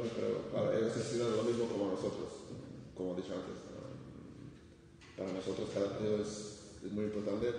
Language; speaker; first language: Spanish; non-native, fluent; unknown